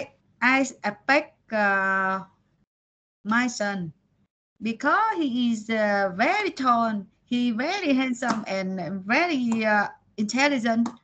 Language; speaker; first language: English; non-native, learner; Vietnamese